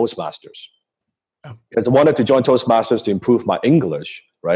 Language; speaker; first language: English; non-native, local second language; Cantonese